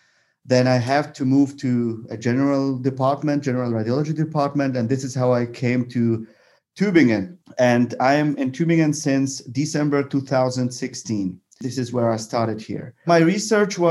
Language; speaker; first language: English; non-native, fluent; Arabic